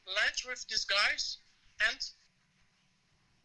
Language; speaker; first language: English; non-native, learner; Portuguese